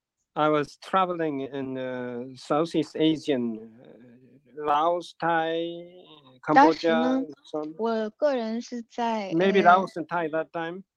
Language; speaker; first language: English; non-native, learner; Japanese